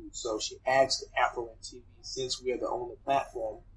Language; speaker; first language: English; early bilingual, other home language; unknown